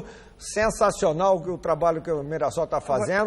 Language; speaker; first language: Portuguese; native; Portuguese